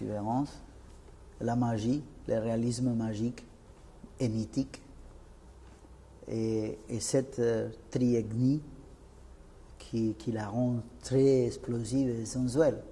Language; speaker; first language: French; non-native, fluent; Spanish